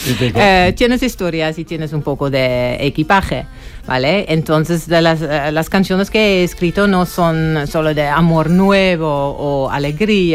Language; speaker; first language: Spanish; non-native, fluent; Dutch